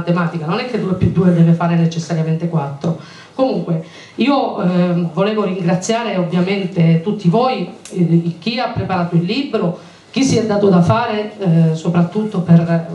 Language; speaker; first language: Italian; native; Italian